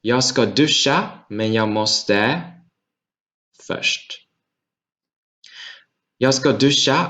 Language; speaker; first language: Swedish; non-native, fluent; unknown